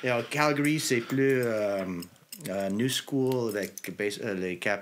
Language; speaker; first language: French; non-native, local second language; English